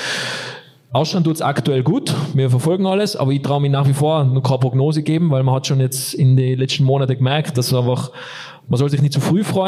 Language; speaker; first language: German; native; German